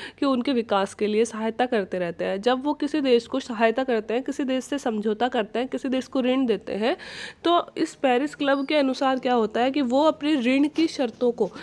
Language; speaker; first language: Hindi; native; Hindi